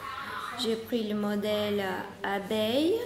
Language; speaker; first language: French; non-native, fluent; Spanish